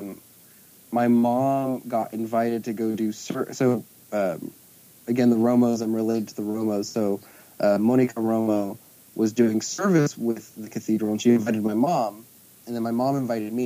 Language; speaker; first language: English; native; English